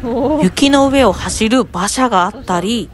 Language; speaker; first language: Japanese; native; Japanese